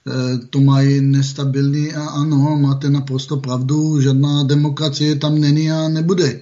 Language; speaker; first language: Czech; non-native, fluent; Hebrew